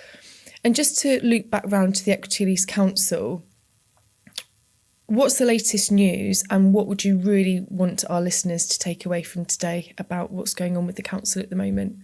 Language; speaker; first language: English; native; English